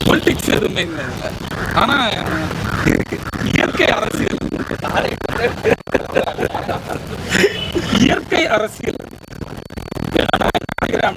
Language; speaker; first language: Tamil; native; Tamil